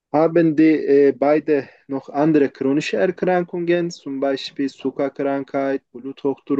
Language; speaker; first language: German; non-native, fluent; Turkish